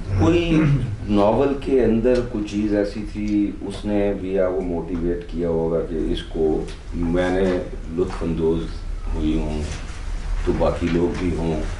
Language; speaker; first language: Urdu; non-native, local second language; Punjabi